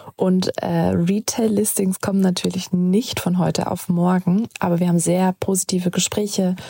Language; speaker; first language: German; native; German